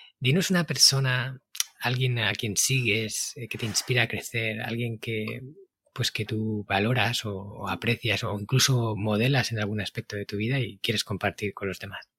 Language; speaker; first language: Spanish; native; Spanish